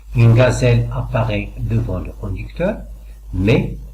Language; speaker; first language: French; non-native, local second language; Arabic